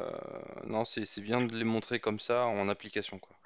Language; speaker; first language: French; native; French